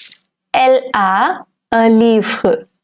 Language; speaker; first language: French; non-native, fluent; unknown